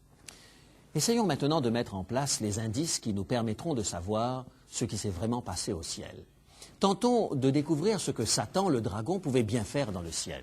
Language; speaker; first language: French; native; French